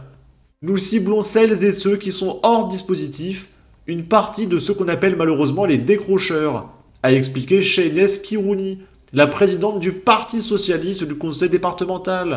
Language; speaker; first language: French; native; French